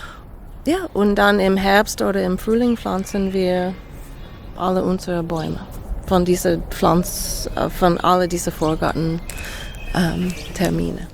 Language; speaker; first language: German; non-native, fluent; English